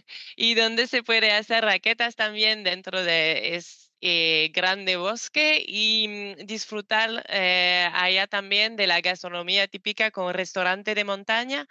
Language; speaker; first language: Spanish; non-native, learner; French